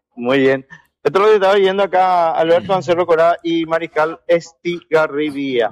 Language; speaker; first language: Spanish; native; Spanish